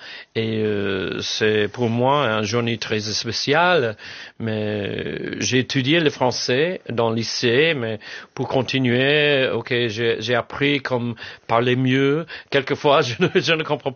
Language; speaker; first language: French; non-native, fluent; English